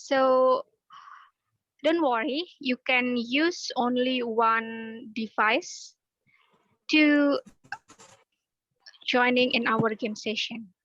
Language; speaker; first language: English; non-native, learner; Indonesian